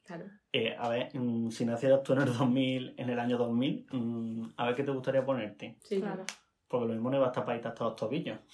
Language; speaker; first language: Spanish; native; Spanish